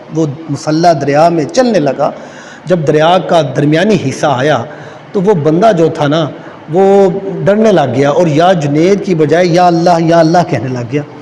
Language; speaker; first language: Urdu; native; Urdu